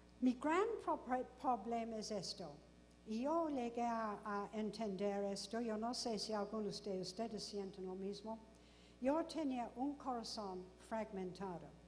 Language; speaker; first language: Spanish; non-native, fluent; English